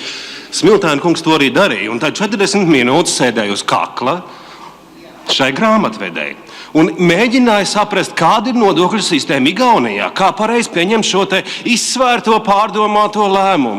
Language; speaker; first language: Latvian; native; Latvian